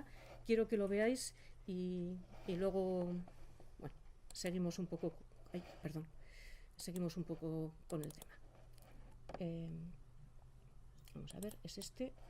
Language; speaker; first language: Spanish; native; Spanish